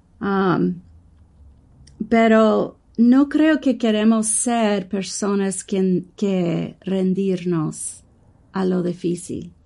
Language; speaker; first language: Spanish; non-native, learner; English